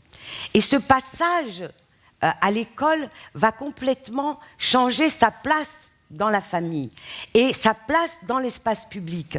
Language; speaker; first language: French; non-native, local second language; Arabic